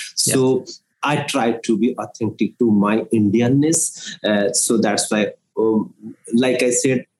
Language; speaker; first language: English; non-native, local second language; Odia